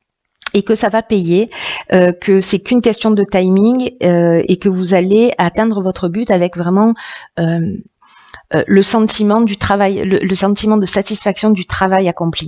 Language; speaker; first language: French; native; French